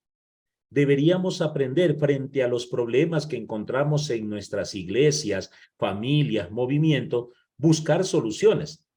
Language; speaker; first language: Spanish; native; Spanish